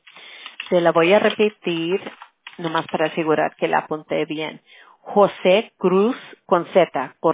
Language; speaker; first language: Spanish; early bilingual, heritage; English